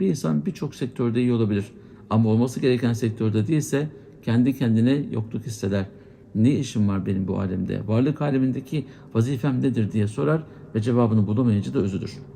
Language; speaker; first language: Turkish; native; Turkish